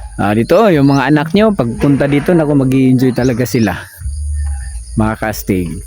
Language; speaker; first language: Filipino; non-native, local second language; Cebuano